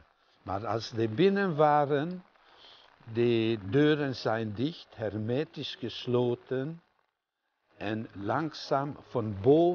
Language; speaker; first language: Dutch; non-native, fluent; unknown